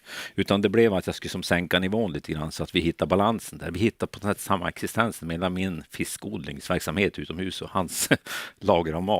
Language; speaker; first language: Swedish; native; Swedish